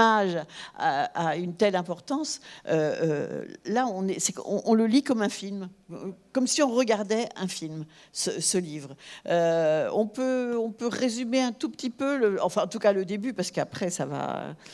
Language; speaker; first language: French; native; French